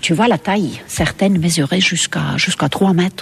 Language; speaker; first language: French; non-native, fluent; Estonian